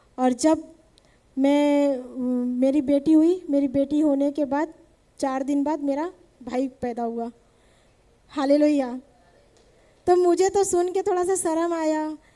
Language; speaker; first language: Hindi; native; Hindi